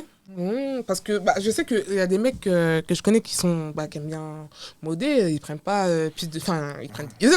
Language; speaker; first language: French; native; French